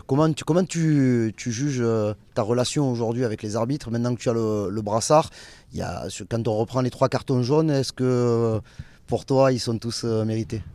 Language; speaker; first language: French; native; French